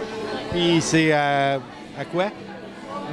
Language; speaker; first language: French; native; French